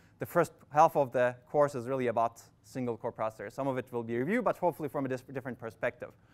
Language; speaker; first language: English; non-native, fluent; Turkish